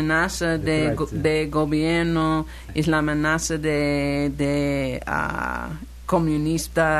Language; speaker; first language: Spanish; non-native, learner; English